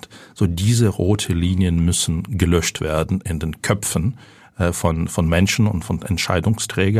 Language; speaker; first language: German; non-native, fluent; Ukrainian